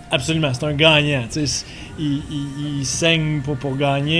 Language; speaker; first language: French; native; French